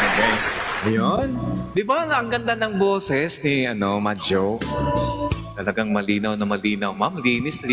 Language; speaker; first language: Filipino; native; Filipino